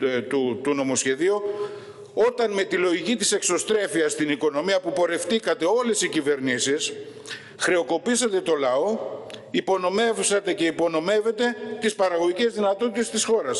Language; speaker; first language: Greek; native; Greek